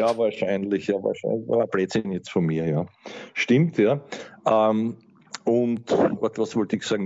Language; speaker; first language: German; native; German